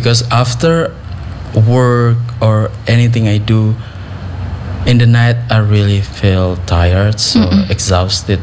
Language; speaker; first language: English; non-native, learner; Indonesian